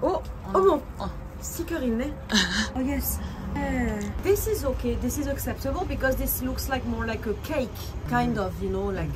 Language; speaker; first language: English; non-native, learner; French